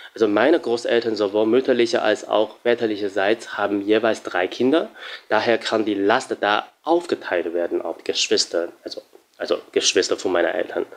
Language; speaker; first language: German; non-native, fluent; Chinese